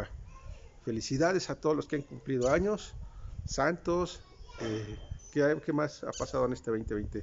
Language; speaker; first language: Spanish; native; Spanish